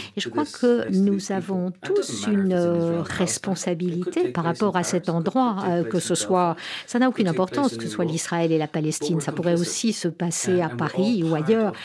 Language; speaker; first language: French; non-native, fluent; English